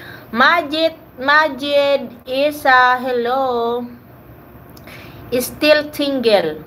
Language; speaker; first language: English; non-native, learner; Waray